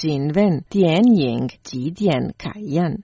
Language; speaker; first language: Chinese; non-native, learner; Croatian